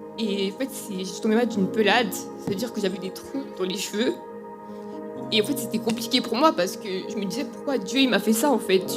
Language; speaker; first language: French; early bilingual, other home language; Spanish